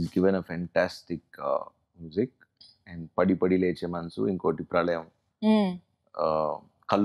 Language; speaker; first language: Telugu; native; Telugu